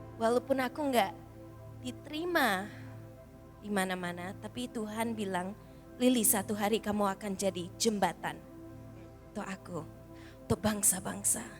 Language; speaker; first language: Indonesian; early bilingual, heritage; Indonesian